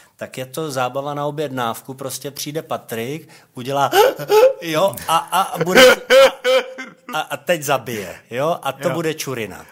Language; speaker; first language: Czech; native; Czech